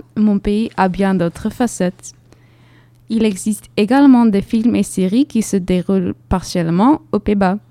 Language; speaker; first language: French; non-native, fluent; Dutch